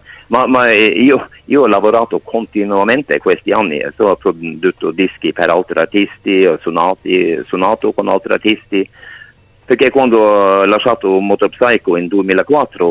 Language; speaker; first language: Italian; non-native, fluent; Norwegian